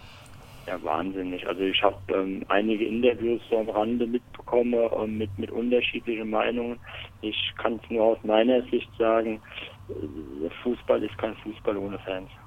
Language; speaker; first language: German; native; German